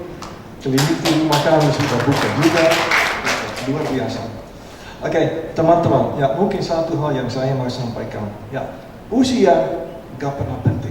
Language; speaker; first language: Indonesian; non-native, fluent; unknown